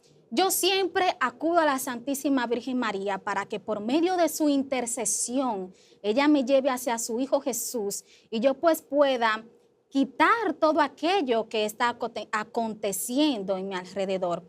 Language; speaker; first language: Spanish; native; Spanish